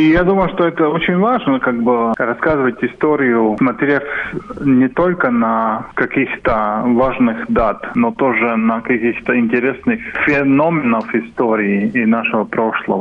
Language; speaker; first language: Russian; non-native, fluent; Latvian